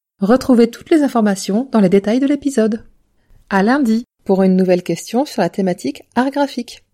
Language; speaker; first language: French; native; French